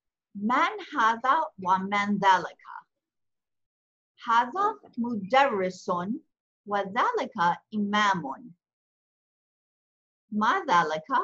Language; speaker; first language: Arabic; non-native, fluent; English